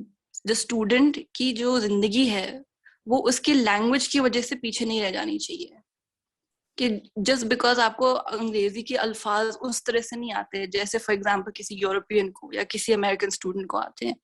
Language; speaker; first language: Hindi; native; Hindi